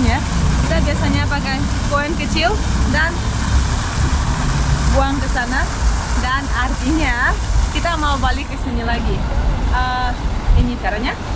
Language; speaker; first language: Indonesian; non-native, fluent; Russian